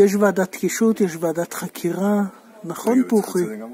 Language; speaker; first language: Hebrew; native; Hebrew